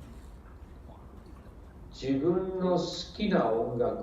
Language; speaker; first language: Japanese; non-native, fluent; English